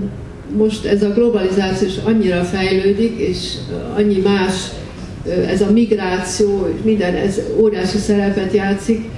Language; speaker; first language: Hungarian; early bilingual, heritage; Hungarian